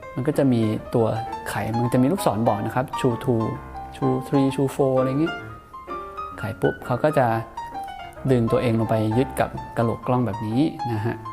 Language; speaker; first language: Thai; native; Thai